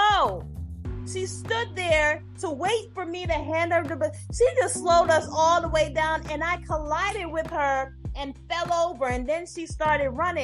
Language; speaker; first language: English; non-native, local second language; Jamaican Creole English